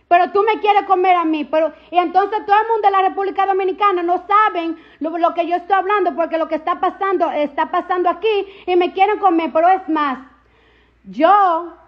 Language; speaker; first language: Spanish; early bilingual, heritage; Spanish